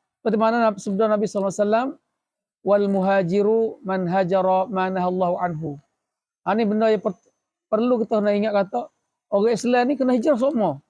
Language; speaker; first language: Malay; native; Malay